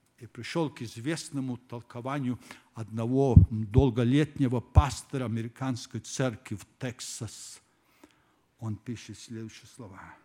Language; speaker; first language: Russian; early bilingual, heritage; Russian